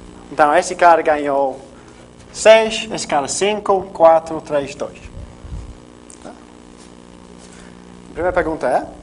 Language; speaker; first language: Portuguese; non-native, fluent; English